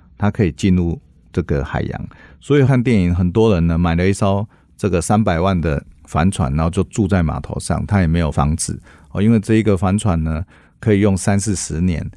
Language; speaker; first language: Chinese; native; Chinese